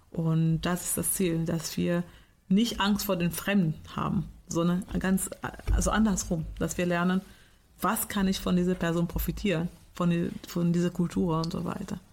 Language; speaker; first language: German; non-native, fluent; Portuguese